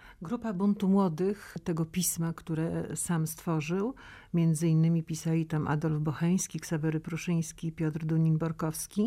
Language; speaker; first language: Polish; native; Polish